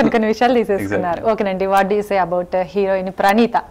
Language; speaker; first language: Telugu; native; Telugu